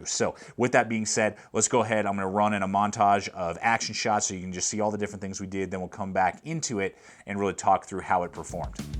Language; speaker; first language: English; native; English